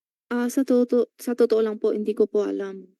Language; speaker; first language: Filipino; non-native, learner; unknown